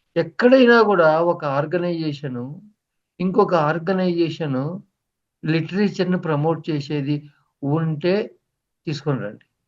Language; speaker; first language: Telugu; native; Telugu